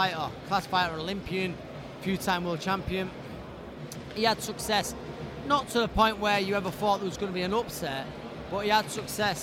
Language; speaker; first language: English; non-native, fluent; Ukrainian